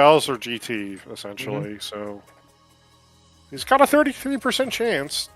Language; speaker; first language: English; native; English